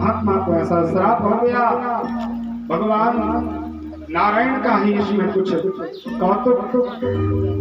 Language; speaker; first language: Hindi; native; Hindi